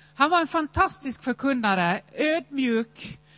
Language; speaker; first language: Swedish; native; Swedish